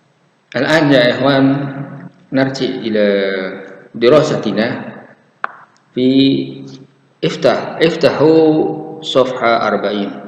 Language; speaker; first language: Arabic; non-native, fluent; Indonesian